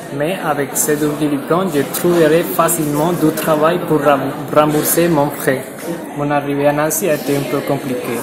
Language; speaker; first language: French; non-native, fluent; Spanish